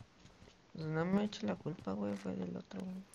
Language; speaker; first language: Spanish; native; Spanish